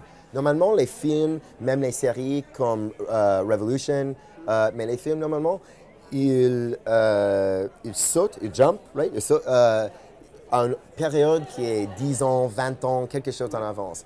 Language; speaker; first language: French; non-native, fluent; English